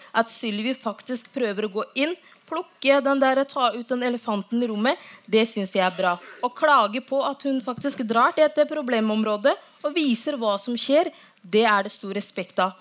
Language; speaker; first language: Norwegian; non-native, fluent; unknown